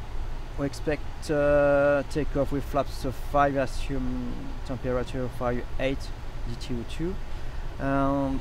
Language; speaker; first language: English; non-native, learner; French